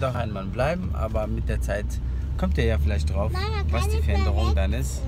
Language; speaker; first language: German; early bilingual, other home language; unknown